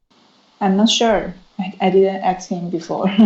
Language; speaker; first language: English; non-native, learner; Chinese